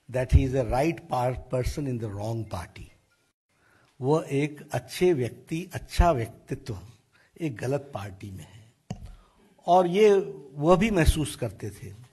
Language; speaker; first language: Hindi; native; Hindi